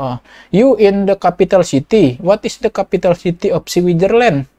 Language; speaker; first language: English; non-native, learner; Indonesian